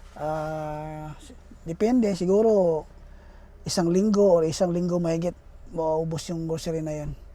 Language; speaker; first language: Filipino; non-native, local second language; Cebuano